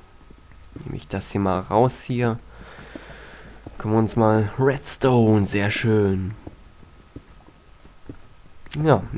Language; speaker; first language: German; native; German